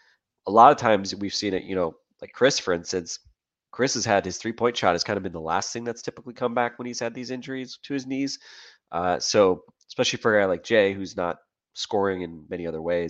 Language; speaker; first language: English; native; English